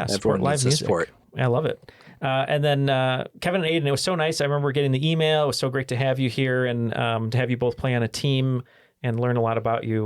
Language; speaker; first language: English; native; English